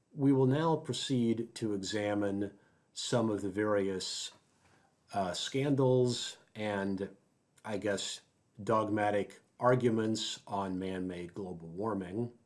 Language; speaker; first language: English; native; English